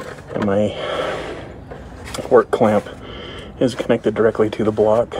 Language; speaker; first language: English; native; English